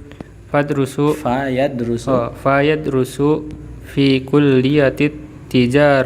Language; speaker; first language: Arabic; non-native, learner; Indonesian